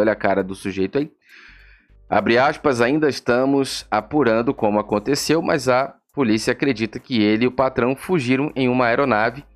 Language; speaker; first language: Portuguese; native; Portuguese